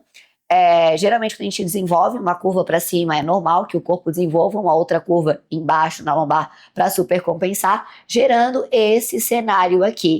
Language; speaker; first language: Portuguese; native; Portuguese